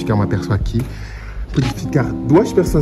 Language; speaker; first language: Portuguese; non-native, fluent; French